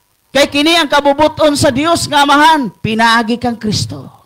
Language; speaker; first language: Cebuano; native; Cebuano